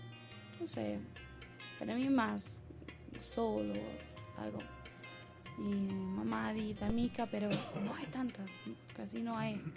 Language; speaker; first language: Spanish; non-native, learner; English